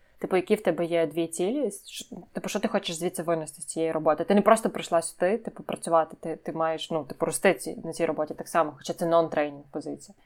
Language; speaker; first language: Ukrainian; native; Ukrainian